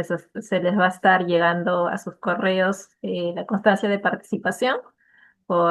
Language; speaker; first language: Spanish; native; Spanish